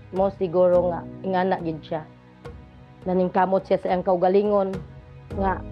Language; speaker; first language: Cebuano; non-native, local second language; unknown